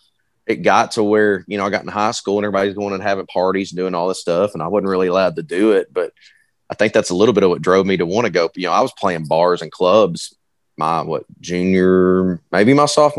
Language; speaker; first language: English; native; English